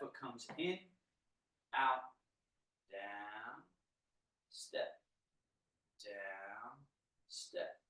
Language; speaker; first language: English; native; English